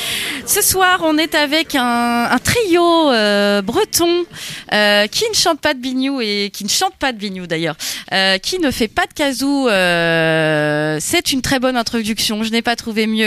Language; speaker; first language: French; native; French